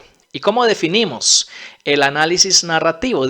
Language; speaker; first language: Spanish; native; Spanish